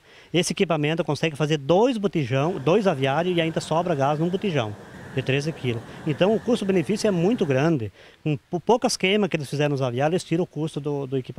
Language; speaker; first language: Portuguese; native; Portuguese